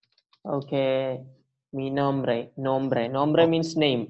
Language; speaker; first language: English; non-native, learner; Malayalam